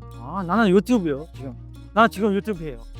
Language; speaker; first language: Korean; non-native, learner; Sinhala